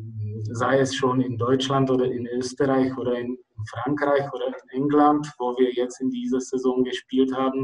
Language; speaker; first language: German; non-native, fluent; Czech